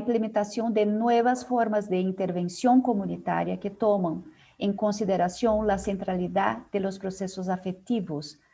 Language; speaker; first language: Spanish; non-native, fluent; Portuguese